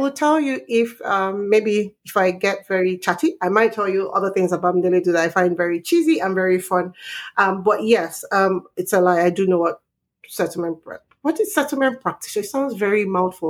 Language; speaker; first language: English; non-native, local second language; Yoruba